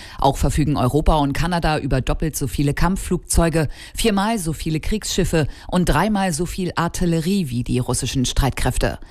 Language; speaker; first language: German; native; German